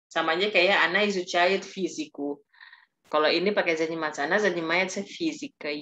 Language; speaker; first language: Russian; non-native, fluent; Indonesian